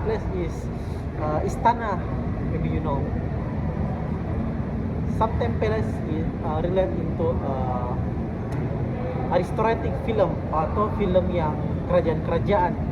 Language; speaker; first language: English; non-native, learner; Indonesian